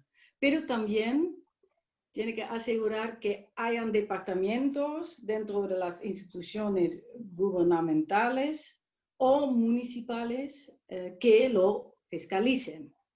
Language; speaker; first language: Spanish; non-native, fluent; Dutch